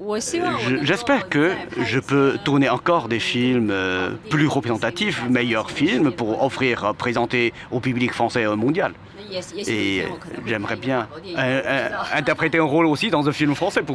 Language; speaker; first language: French; non-native, fluent; Chinese